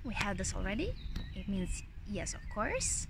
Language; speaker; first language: English; non-native, fluent; Ukrainian